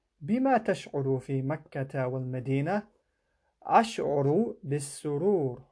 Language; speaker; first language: Arabic; non-native, fluent; English